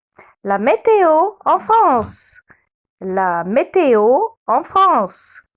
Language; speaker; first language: French; non-native, fluent; Arabic